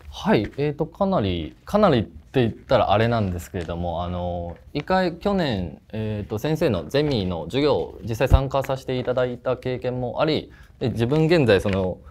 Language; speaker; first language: Japanese; non-native, fluent; Chinese